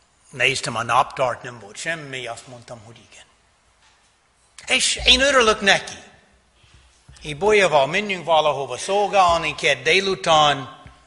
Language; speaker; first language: Hungarian; non-native, fluent; English